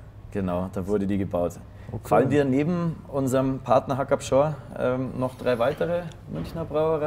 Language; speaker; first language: German; native; German